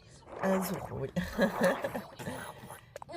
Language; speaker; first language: French; native; French